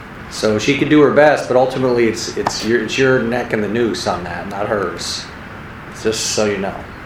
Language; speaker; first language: English; native; English